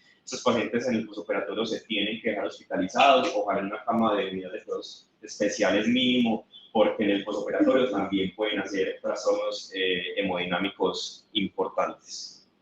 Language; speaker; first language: Spanish; native; Spanish